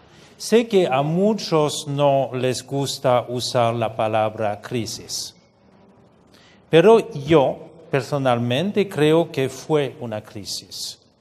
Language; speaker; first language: Spanish; non-native, fluent; French